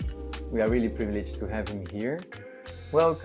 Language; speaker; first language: English; non-native, fluent; Romanian